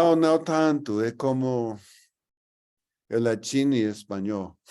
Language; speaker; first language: Portuguese; non-native, fluent; English